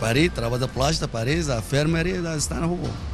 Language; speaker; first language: Bulgarian; non-native, learner; Arabic